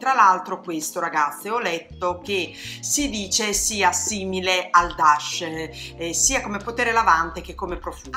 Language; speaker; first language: Italian; native; Italian